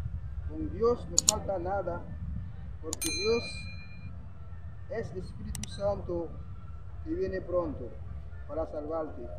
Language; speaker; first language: Spanish; non-native, learner; Haitian Creole